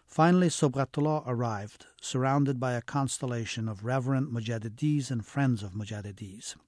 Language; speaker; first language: English; early bilingual, heritage; English